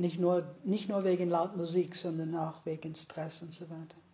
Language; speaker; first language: German; non-native, fluent; English